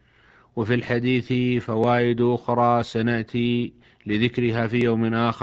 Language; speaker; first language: Arabic; native; Arabic